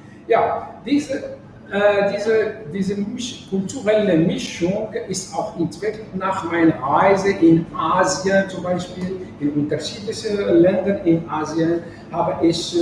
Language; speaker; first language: German; non-native, fluent; Arabic